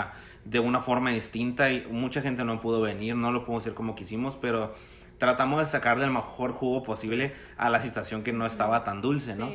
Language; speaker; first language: Spanish; native; Spanish